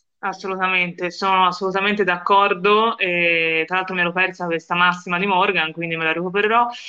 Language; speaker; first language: Italian; native; Italian